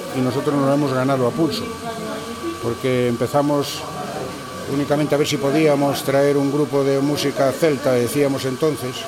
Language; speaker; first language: Spanish; native; Spanish